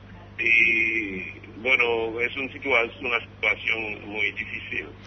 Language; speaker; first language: Spanish; non-native, fluent; Haitian Creole